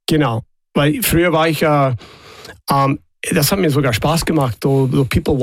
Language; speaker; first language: German; non-native, fluent; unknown